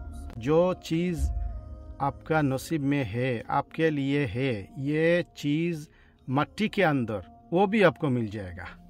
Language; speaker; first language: Hindi; non-native, fluent; Bangla